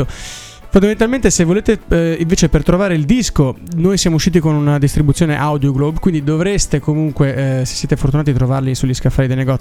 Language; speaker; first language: Italian; native; Italian